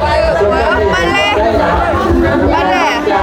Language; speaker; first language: Korean; non-native, learner; Thai